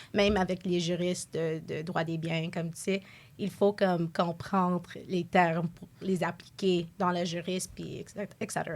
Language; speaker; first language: French; non-native, local second language; English